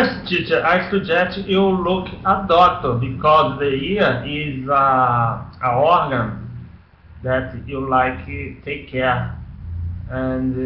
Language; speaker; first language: English; non-native, learner; Portuguese